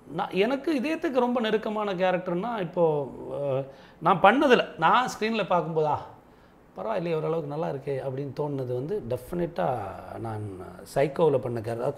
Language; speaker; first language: Tamil; non-native, local second language; Malayalam